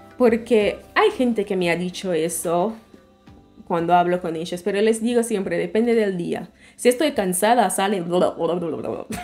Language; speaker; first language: Spanish; non-native, fluent; English